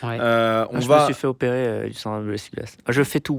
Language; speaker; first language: French; native; French